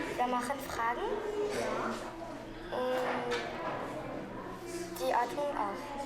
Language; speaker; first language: German; non-native, learner; French